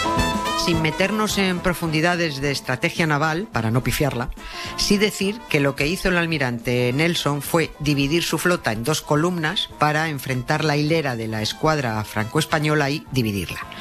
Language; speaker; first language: Spanish; native; Spanish